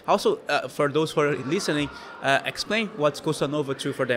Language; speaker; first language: English; non-native, fluent; Portuguese